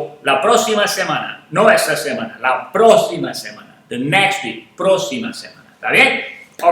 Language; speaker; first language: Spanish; non-native, fluent; English